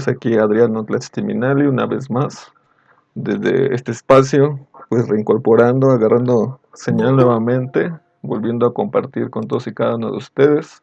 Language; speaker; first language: Spanish; native; Spanish